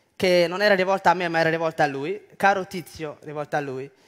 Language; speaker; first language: Italian; non-native, fluent; Somali